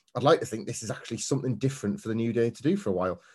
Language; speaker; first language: English; native; English